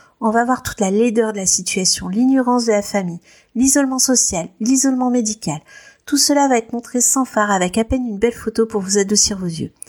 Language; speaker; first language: French; native; French